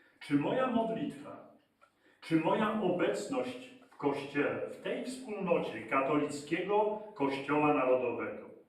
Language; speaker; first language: Polish; native; Polish